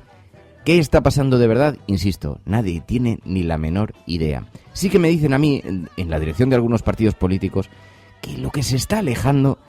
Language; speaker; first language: Spanish; native; Spanish